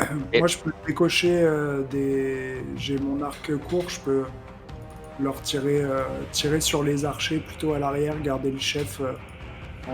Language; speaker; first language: French; native; French